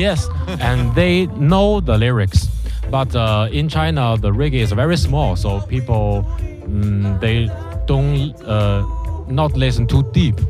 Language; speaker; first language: English; non-native, learner; Chinese